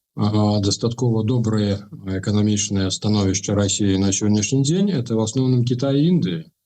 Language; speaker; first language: Russian; non-native, local second language; Belarusian